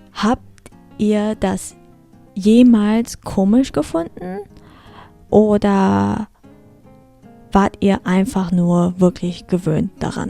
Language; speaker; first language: German; early bilingual, heritage; German